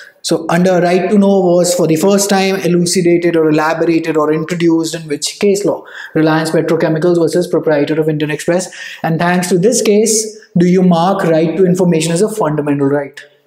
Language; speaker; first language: English; non-native, local second language; Hindi